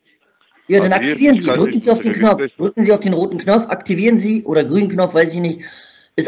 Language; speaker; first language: German; native; German